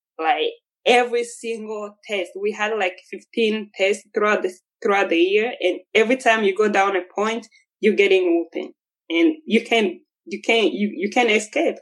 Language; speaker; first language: English; non-native, local second language; Kinyarwanda